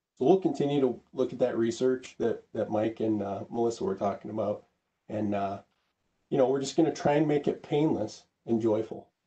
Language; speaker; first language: English; native; English